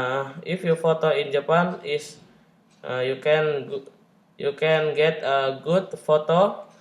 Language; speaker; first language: English; non-native, learner; Indonesian